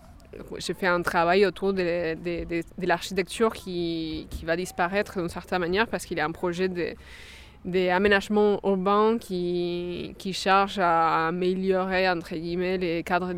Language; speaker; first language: French; non-native, fluent; Spanish